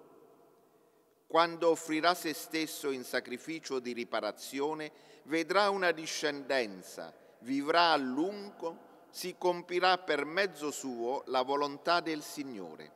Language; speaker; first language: Italian; native; Italian